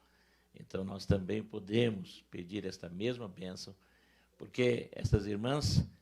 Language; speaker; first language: Portuguese; native; Portuguese